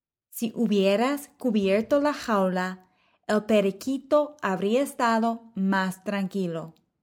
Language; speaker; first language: Spanish; non-native, fluent; English